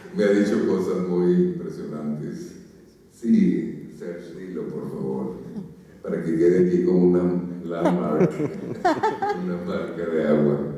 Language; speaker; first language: Spanish; native; Spanish